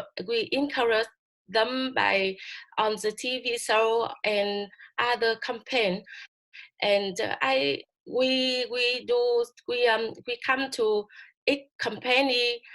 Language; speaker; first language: English; non-native, learner; Vietnamese